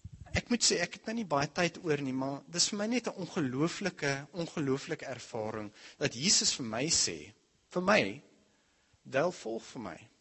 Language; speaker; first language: Afrikaans; non-native, local second language; English